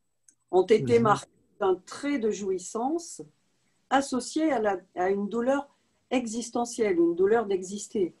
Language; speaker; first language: French; native; French